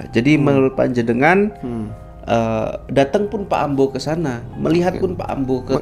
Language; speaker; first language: Indonesian; native; Indonesian